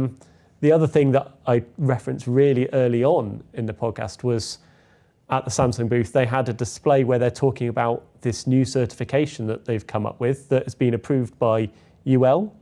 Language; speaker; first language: English; native; English